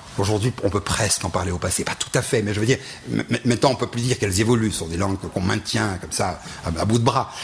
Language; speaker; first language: French; non-native, local second language; Ladino